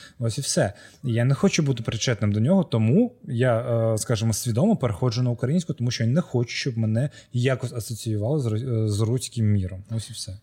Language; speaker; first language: Ukrainian; non-native, local second language; Russian